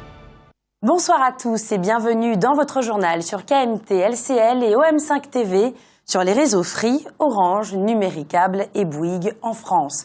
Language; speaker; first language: French; native; French